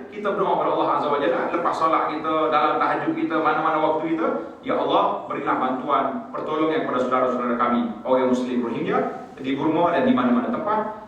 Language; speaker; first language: Malay; native; Malay